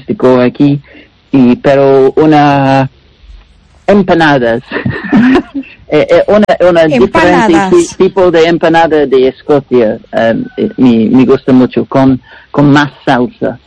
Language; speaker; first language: Spanish; non-native, learner; English